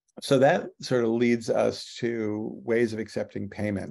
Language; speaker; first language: English; native; English